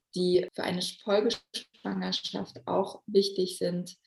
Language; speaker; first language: German; native; German